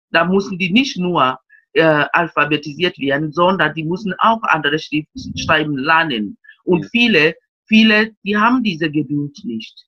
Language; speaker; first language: German; non-native, fluent; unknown